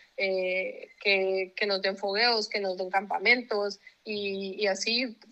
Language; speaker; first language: Spanish; native; Spanish